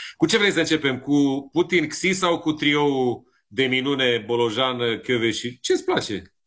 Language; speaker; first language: Romanian; native; Romanian